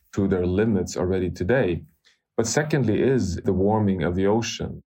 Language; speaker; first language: English; non-native, fluent; Swedish